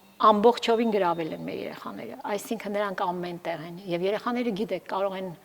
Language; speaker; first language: Armenian; early bilingual, heritage; Armenian